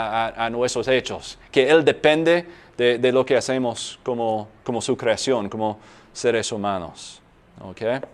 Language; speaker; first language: Spanish; non-native, fluent; English